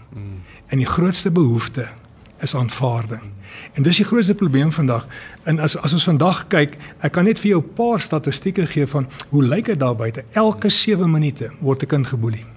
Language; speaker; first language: Afrikaans; early bilingual, other home language; English